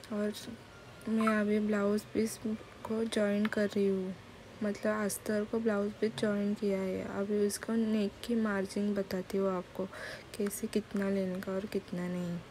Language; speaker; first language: Hindi; non-native, local second language; Marathi